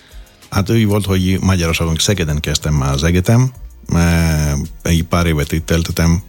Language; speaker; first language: Hungarian; non-native, fluent; Greek